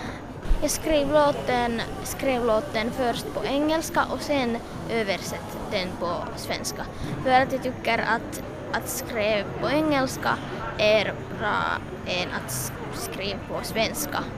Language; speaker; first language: Swedish; non-native, local second language; Finnish